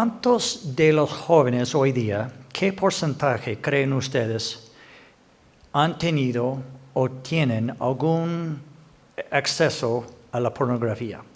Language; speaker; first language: Spanish; non-native, fluent; English